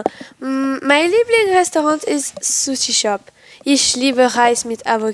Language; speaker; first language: German; non-native, learner; French